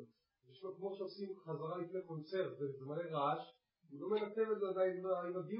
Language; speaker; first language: Hebrew; native; Hebrew